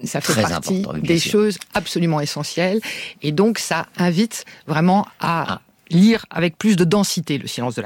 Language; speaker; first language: French; native; French